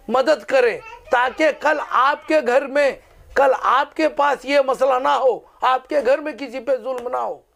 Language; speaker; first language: Urdu; native; Urdu